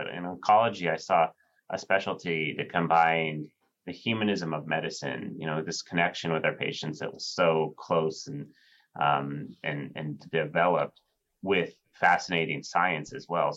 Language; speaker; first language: English; native; English